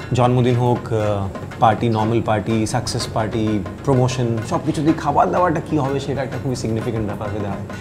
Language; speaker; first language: Bangla; early bilingual, heritage; Bangla